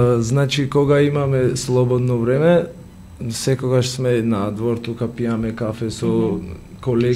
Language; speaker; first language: Macedonian; non-native, learner; Georgian